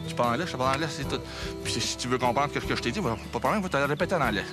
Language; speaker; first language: French; native; French